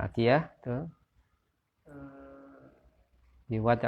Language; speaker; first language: Arabic; non-native, fluent; Indonesian